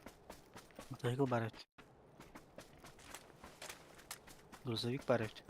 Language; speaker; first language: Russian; non-native, local second language; Yakut